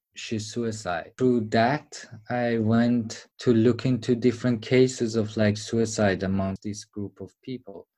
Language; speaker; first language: English; non-native, fluent; Persian